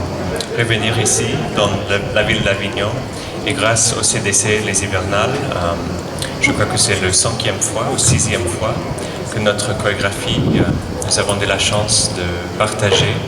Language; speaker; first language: French; non-native, fluent; English